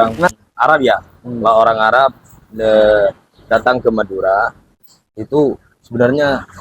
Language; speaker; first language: Indonesian; non-native, local second language; Madurese